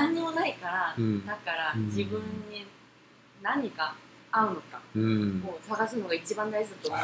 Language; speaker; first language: Japanese; non-native, fluent; Korean